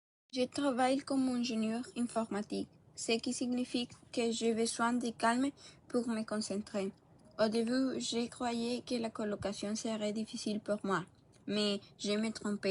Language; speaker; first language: French; non-native, learner; Spanish